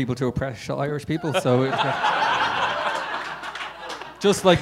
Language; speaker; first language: English; native; English